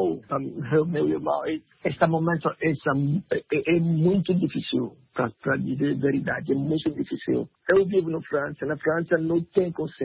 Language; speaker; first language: Portuguese; non-native, learner; French